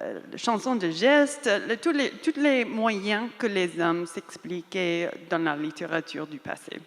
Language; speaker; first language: French; non-native, fluent; English